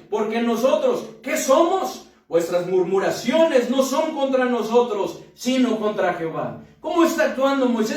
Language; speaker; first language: Spanish; native; Spanish